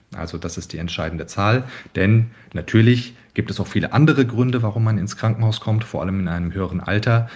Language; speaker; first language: German; early bilingual, other home language; Turkish